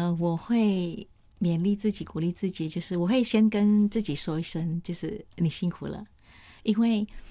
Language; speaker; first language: Chinese; non-native, fluent; Vietnamese